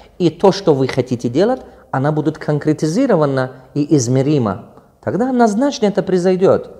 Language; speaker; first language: Russian; non-native, local second language; Tajik